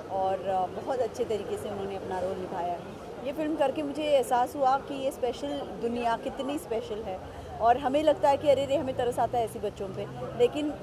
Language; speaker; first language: Hindi; native; Hindi